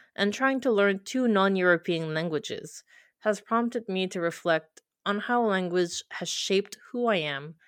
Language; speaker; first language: English; early bilingual, other home language; French